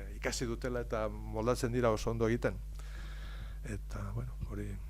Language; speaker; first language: Basque; non-native, local second language; Spanish